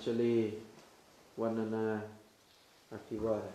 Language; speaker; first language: Russian; non-native, fluent; Thai